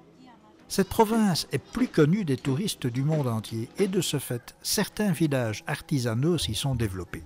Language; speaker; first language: French; native; French